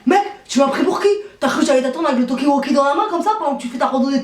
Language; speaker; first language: French; native; French